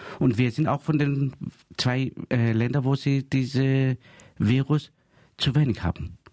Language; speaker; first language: German; non-native, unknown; Greek